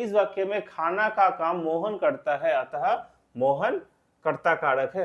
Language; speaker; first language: Hindi; non-native, local second language; Bangla